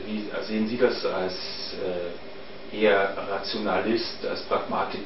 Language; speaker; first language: German; native; German